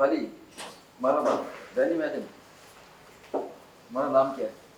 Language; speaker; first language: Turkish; non-native, learner; Urdu